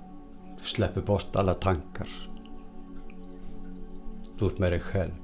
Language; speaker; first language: Swedish; non-native, fluent; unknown